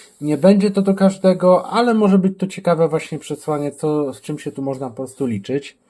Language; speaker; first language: Polish; native; Polish